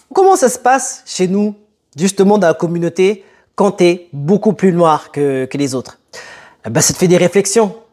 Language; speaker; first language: French; early bilingual, other home language; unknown